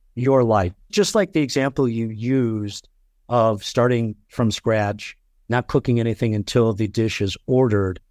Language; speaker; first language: English; native; English